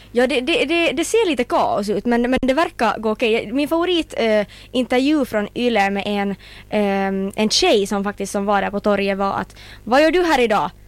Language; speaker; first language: Swedish; native; Swedish